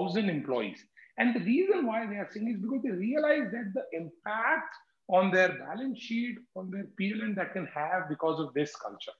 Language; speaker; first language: English; non-native, local second language; Hindi